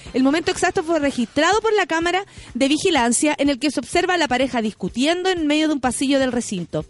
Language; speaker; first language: Spanish; native; Spanish